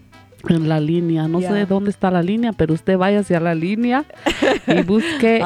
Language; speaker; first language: Spanish; native; Spanish